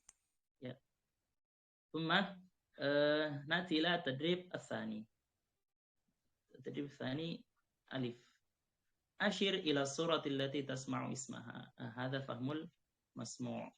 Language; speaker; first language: Arabic; non-native, fluent; Indonesian